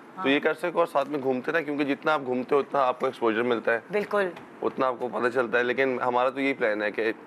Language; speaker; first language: Urdu; native; Urdu